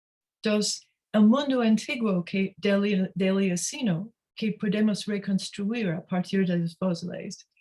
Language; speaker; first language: Spanish; non-native, learner; English